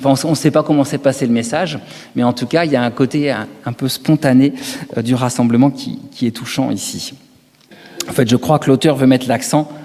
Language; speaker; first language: French; native; French